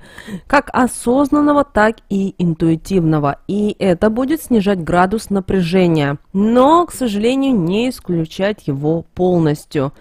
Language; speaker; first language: Russian; native; Russian